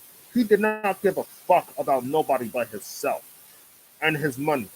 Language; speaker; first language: English; native; English